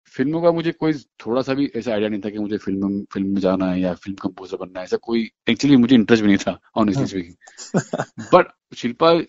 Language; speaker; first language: Hindi; non-native, local second language; Gujarati